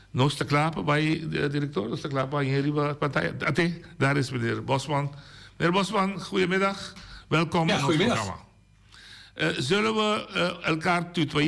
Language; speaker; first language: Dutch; non-native, local second language; Papiamento